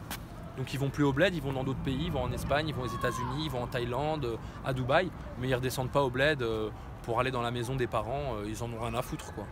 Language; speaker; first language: French; early bilingual, other home language; Arabic